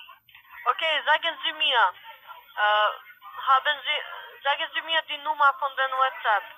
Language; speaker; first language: German; non-native, learner; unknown